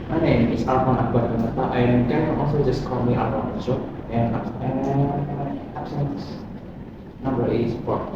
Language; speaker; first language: English; non-native, learner; Indonesian